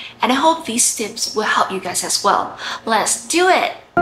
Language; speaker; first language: English; non-native, fluent; Vietnamese